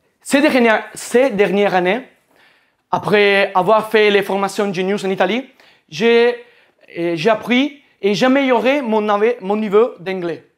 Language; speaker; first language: French; non-native, learner; Italian